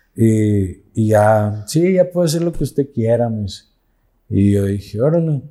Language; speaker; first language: Spanish; native; Spanish